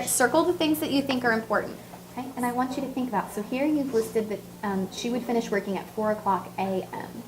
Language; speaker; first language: English; native; English